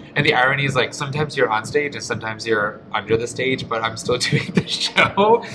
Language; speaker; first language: English; early bilingual, other home language; Polish